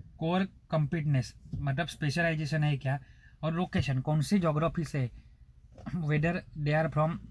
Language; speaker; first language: Hindi; non-native, local second language; Marathi